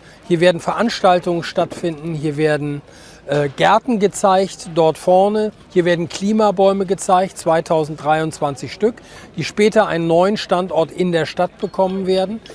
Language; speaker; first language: German; native; German